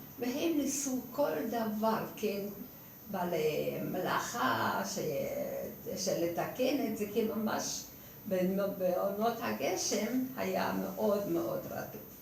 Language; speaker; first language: Hebrew; non-native, fluent; Hungarian